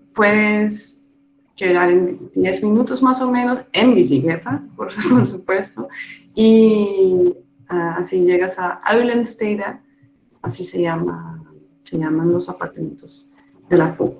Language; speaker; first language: Spanish; non-native, fluent; Dutch